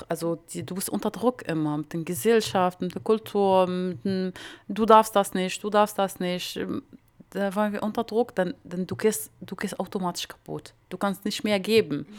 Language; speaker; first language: German; non-native, learner; Arabic